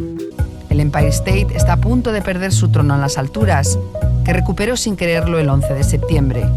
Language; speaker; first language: Spanish; native; Spanish